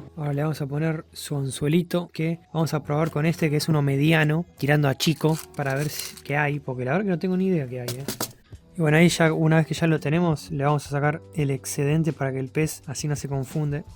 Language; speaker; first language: Spanish; native; Spanish